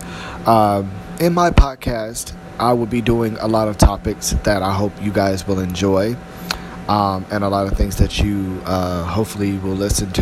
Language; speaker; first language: English; native; English